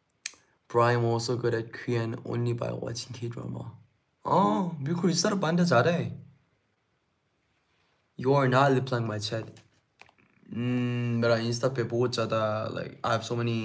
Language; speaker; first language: English; non-native, fluent; Korean